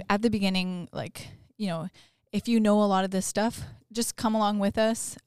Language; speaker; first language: English; native; English